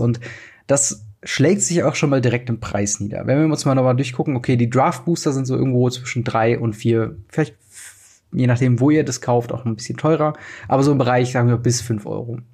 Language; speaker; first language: German; native; German